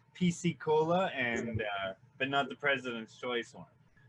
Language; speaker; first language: English; native; English